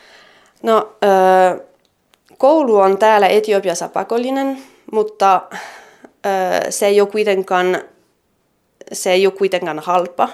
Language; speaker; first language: Finnish; non-native, fluent; French